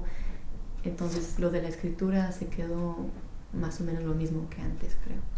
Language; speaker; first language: Spanish; non-native, fluent; English